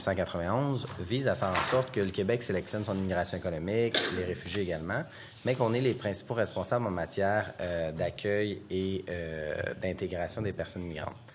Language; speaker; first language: French; native; French